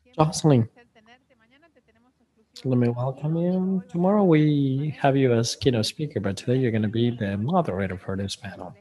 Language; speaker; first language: English; non-native, fluent; Spanish